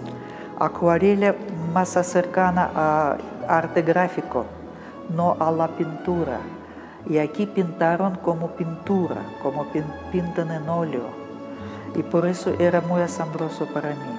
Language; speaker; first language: Spanish; non-native, fluent; Russian